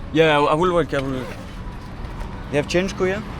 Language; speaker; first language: English; non-native, learner; French